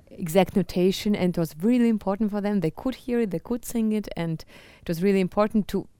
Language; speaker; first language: English; non-native, fluent; Russian